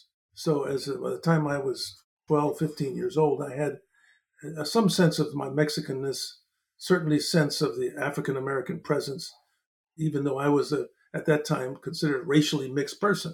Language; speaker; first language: English; native; English